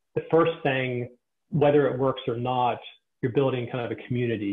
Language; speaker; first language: English; native; English